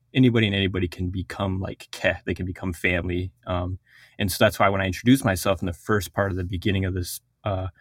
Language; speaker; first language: English; early bilingual, other home language; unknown